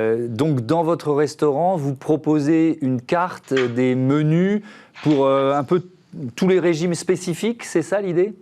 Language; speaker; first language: French; native; French